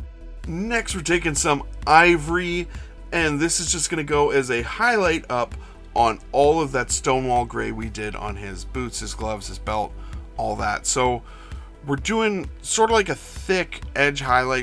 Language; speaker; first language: English; native; English